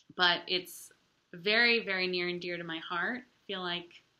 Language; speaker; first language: English; native; English